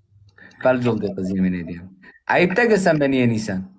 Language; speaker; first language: Turkish; native; Turkish